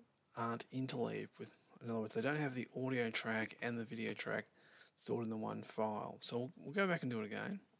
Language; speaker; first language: English; native; English